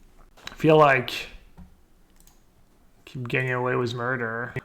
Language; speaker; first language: English; non-native, fluent; French